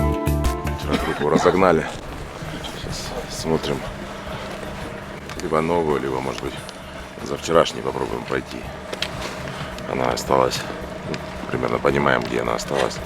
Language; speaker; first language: Russian; native; Russian